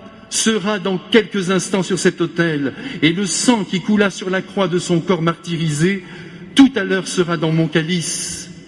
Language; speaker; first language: French; native; French